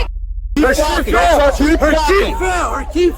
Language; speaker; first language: English; native; English